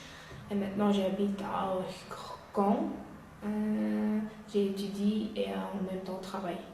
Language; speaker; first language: French; non-native, learner; Uyghur